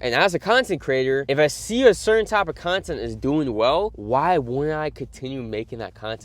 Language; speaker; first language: English; native; English